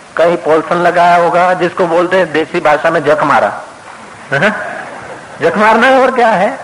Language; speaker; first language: Hindi; non-native, local second language; Sindhi